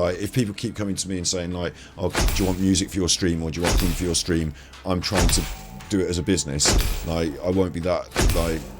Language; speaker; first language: English; native; English